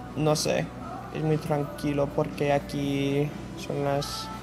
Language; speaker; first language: Spanish; non-native, fluent; English